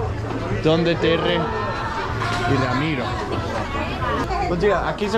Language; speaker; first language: Spanish; non-native, fluent; Danish